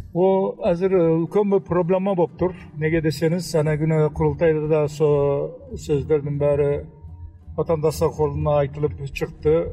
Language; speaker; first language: Kazakh; early bilingual, heritage; Kazakh